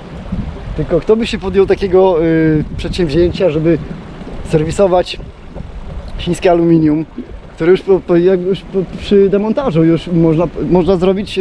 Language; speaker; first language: Polish; native; Polish